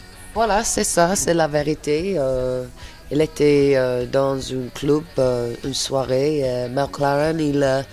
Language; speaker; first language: French; non-native, fluent; English